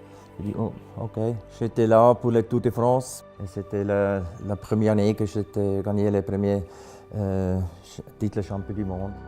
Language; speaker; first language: French; non-native, local second language; German